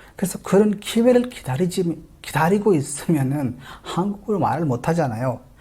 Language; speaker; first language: Korean; non-native, fluent; Hindi